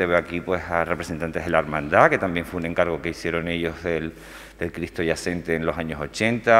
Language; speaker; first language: Spanish; native; Spanish